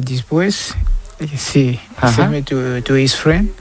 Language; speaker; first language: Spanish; non-native, learner; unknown